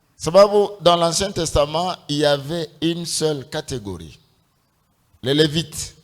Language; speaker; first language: French; non-native, local second language; Swahili